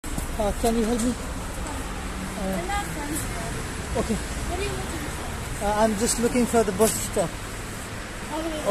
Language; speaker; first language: English; non-native, learner; Nepali